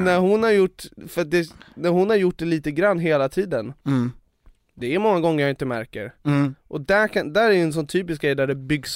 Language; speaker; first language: Swedish; native; Swedish